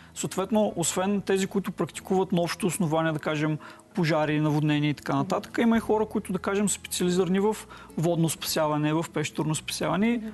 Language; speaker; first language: Bulgarian; native; Bulgarian